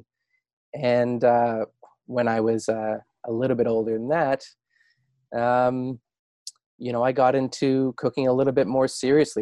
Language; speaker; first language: English; native; English